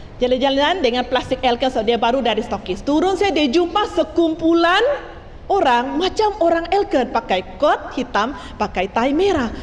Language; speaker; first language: Malay; non-native, local second language; Chinese